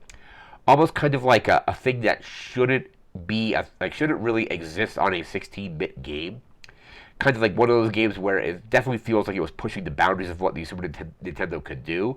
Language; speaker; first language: English; native; English